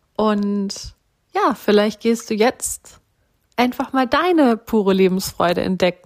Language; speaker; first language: German; native; German